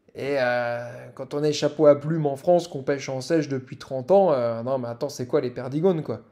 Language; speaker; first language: French; native; French